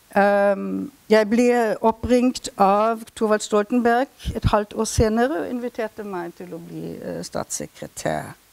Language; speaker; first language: Norwegian; non-native, fluent; German